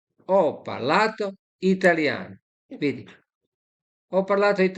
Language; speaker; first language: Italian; non-native, fluent; Serbian